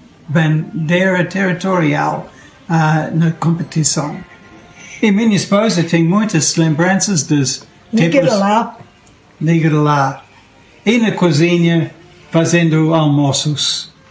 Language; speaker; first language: Portuguese; non-native, fluent; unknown